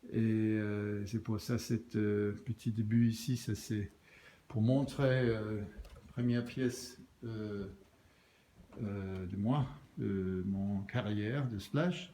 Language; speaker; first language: French; non-native, learner; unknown